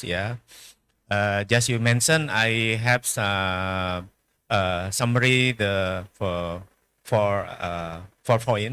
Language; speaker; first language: English; non-native, learner; Indonesian